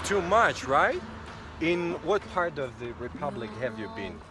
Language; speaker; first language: English; non-native, learner; Tajik